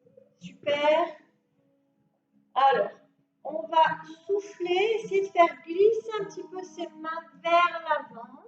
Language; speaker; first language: French; native; French